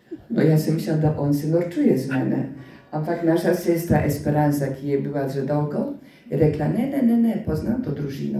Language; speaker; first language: Slovenian; non-native, fluent; Polish